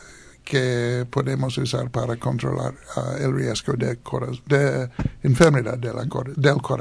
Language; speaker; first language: Spanish; non-native, learner; English